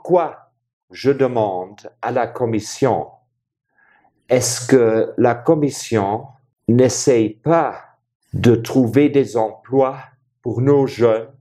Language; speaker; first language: French; non-native, fluent; German